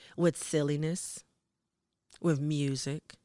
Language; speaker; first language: English; native; English